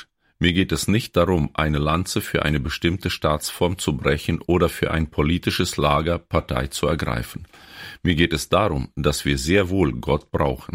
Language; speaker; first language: German; native; German